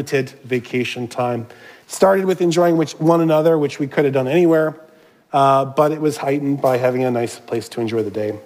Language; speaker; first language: English; native; English